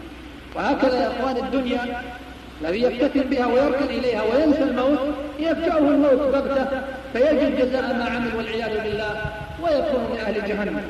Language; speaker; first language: Arabic; native; Arabic